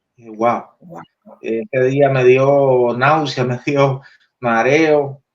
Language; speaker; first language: Spanish; native; Spanish